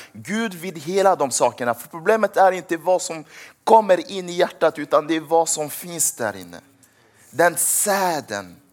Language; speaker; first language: Swedish; early bilingual, other home language; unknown